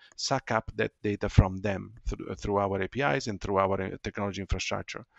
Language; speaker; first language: English; non-native, fluent; Italian